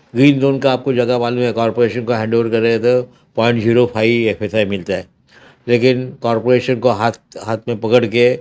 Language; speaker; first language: Hindi; non-native, local second language; Marathi